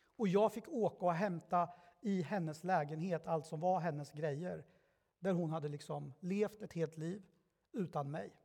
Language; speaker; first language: Swedish; early bilingual, other home language; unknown